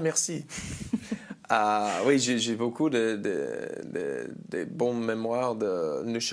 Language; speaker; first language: French; non-native, learner; English